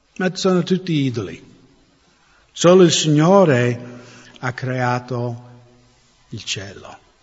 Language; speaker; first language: Italian; non-native, fluent; English